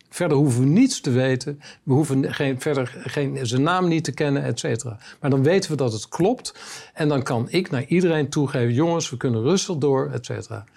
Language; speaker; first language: Dutch; native; Dutch